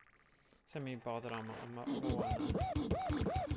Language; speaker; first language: Welsh; native; Welsh